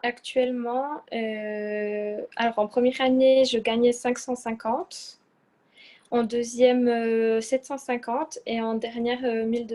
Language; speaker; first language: French; early bilingual, other home language; Portuguese